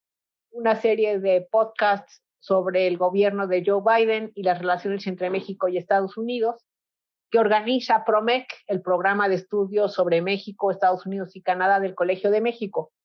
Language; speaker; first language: Spanish; native; Spanish